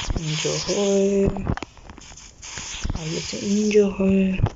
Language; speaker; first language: Persian; native; Persian